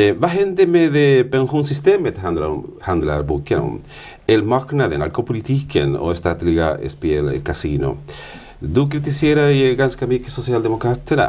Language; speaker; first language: Swedish; non-native, fluent; Spanish